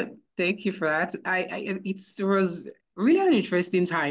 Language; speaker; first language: English; non-native, local second language; Yoruba